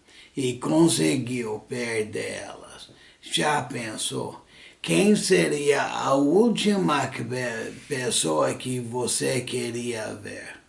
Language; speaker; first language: Portuguese; non-native, fluent; English